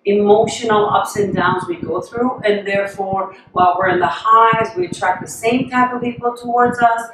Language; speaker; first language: English; non-native, fluent; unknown